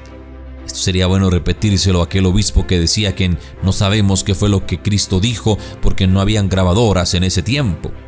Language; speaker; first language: Spanish; native; Spanish